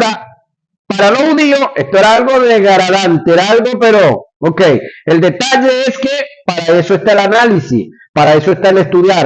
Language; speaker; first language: Spanish; native; Spanish